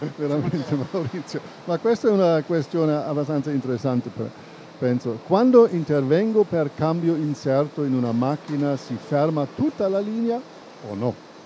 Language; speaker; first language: Italian; non-native, fluent; German